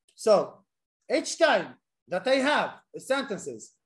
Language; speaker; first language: English; non-native, fluent; Arabic